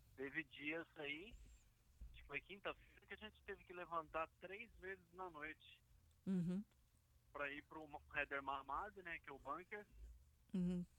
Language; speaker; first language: Portuguese; native; Portuguese